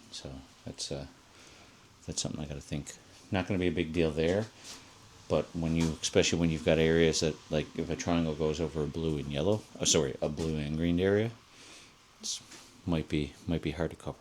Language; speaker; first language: English; native; English